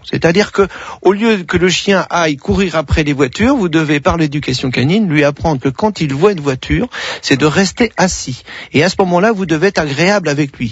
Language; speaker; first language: French; native; French